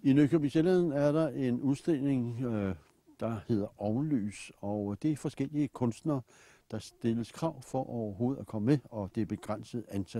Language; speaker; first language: Danish; native; Danish